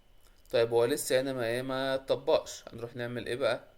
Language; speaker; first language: Arabic; native; Arabic